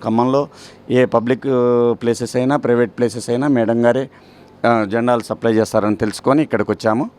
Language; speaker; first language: Telugu; native; Telugu